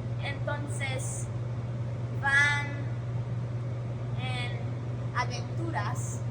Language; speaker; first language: Spanish; non-native, learner; English